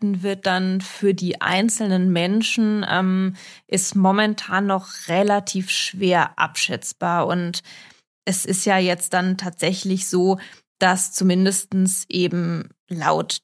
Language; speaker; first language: German; early bilingual, other home language; Russian